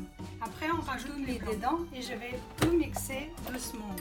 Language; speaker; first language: French; non-native, fluent; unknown